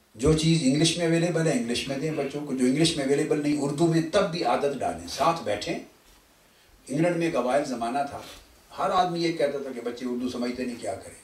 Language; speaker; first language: Urdu; non-native, local second language; Punjabi